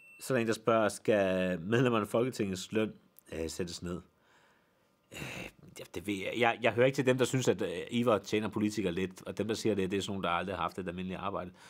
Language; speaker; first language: Danish; native; Danish